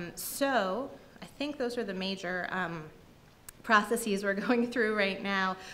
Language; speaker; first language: English; native; English